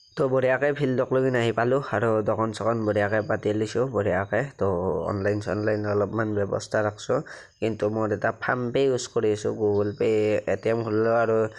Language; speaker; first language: Assamese; native; Assamese